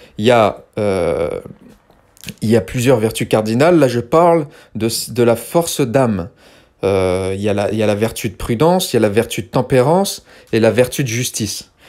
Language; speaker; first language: French; early bilingual, other home language; Kabyle